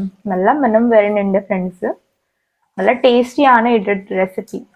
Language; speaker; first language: Malayalam; non-native, learner; Hindi